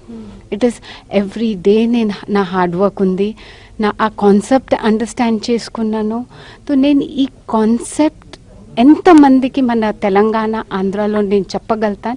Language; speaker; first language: Telugu; non-native, local second language; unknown